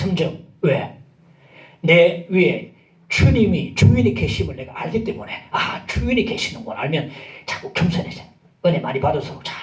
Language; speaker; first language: Korean; native; Korean